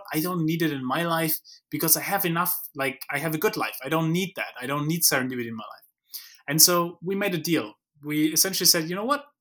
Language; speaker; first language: English; non-native, fluent; German